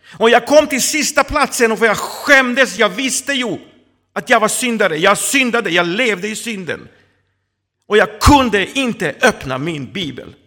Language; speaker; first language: Swedish; non-native, fluent; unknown